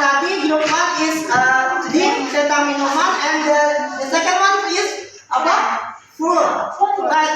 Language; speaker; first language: English; non-native, learner; Indonesian